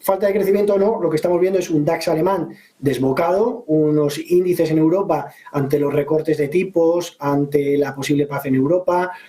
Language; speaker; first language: Spanish; native; Spanish